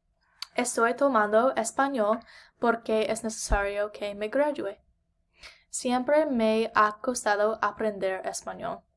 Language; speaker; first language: Spanish; non-native, learner; English